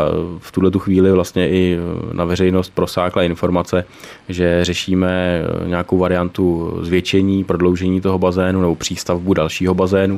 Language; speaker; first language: Czech; native; Czech